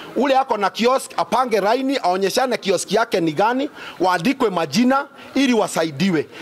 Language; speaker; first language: Swahili; non-native, local second language; Kikuyu